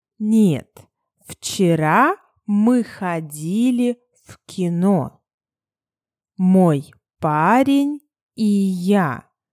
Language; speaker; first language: Russian; native; Russian